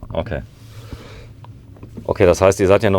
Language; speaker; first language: German; native; German